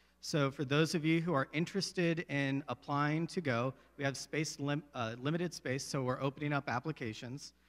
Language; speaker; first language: English; native; English